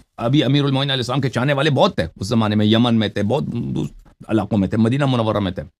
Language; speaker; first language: Urdu; non-native, local second language; Balti